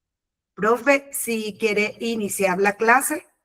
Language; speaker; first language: Spanish; native; Spanish